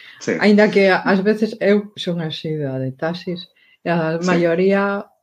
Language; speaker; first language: Galician; non-native, local second language; Spanish